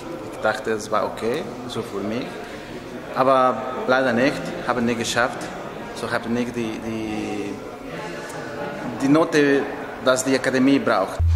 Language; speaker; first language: German; non-native, learner; Spanish